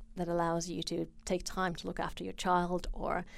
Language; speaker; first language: English; non-native, fluent; Finnish